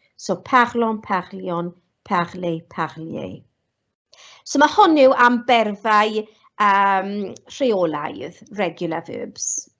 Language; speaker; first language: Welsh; non-native, local second language; English